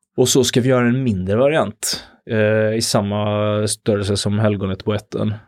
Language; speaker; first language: Swedish; native; Swedish